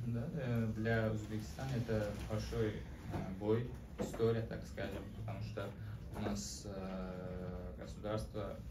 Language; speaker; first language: Russian; non-native, learner; Uzbek